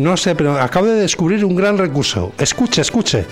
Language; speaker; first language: Spanish; native; Spanish